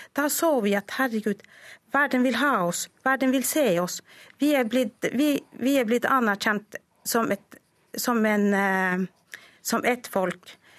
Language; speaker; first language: Norwegian; non-native, local second language; Northern Sami